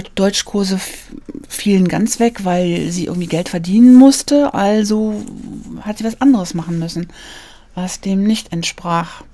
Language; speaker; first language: German; native; German